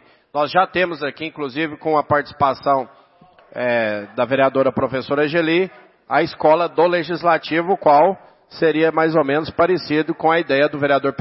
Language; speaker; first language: Portuguese; native; Portuguese